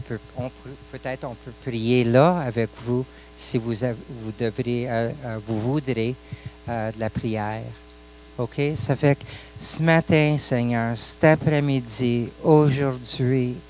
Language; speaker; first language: French; non-native, local second language; English